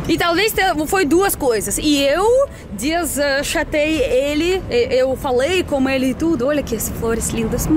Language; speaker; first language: Portuguese; non-native, fluent; Russian